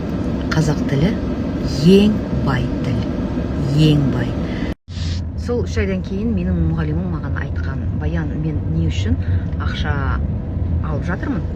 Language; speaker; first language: Kazakh; non-native, local second language; Russian